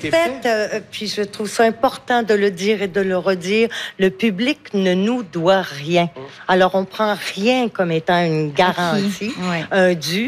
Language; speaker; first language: French; native; French